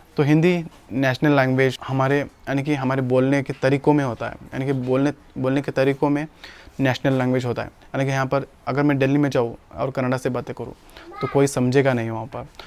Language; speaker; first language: Hindi; non-native, local second language; Kannada